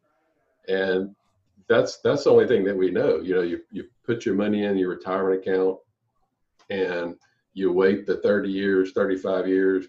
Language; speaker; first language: English; native; English